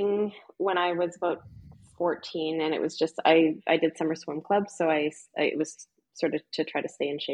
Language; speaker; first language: English; native; English